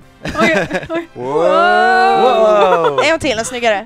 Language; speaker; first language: Swedish; native; Swedish